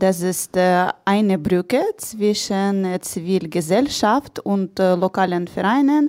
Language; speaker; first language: German; non-native, learner; Ukrainian